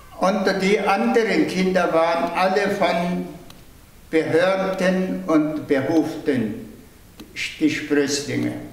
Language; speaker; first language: German; non-native, fluent; Tuvinian